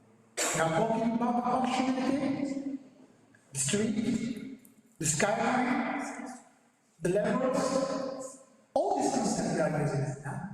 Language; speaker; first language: English; non-native, learner; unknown